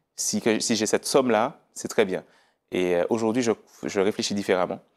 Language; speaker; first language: French; native; French